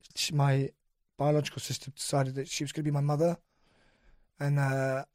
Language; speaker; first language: English; native; English